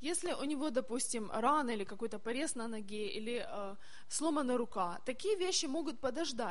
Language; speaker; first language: Russian; native; Russian